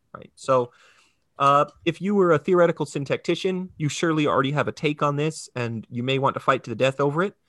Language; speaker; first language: English; native; English